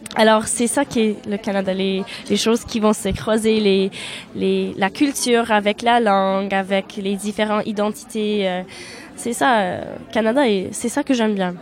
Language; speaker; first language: French; non-native, fluent; Polish